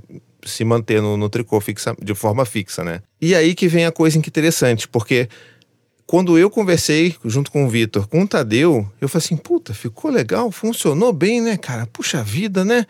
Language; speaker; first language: Portuguese; native; Portuguese